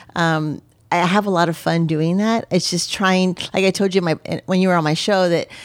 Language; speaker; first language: English; native; English